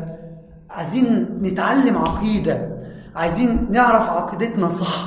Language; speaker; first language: Arabic; native; Arabic